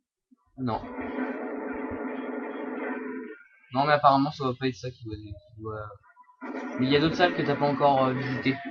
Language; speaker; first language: French; native; French